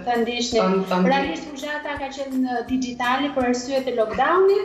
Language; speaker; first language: Albanian; native; Albanian